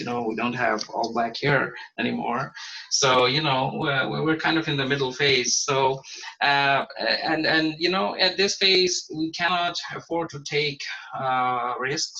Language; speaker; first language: English; non-native, local second language; Bangla